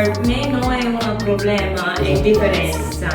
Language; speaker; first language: Italian; non-native, learner; English